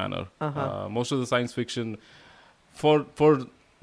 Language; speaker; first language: English; non-native, local second language; Kannada